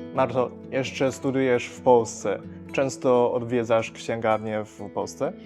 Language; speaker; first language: Polish; non-native, fluent; Chinese